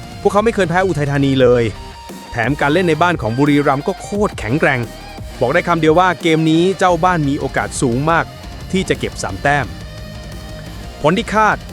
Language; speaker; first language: Thai; native; Thai